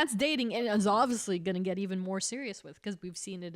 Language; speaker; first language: English; native; English